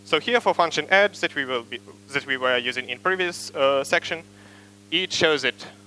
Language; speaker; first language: English; non-native, fluent; Ukrainian